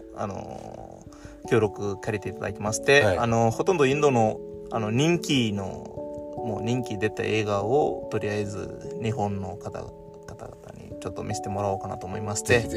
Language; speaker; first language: Japanese; non-native, fluent; Tamil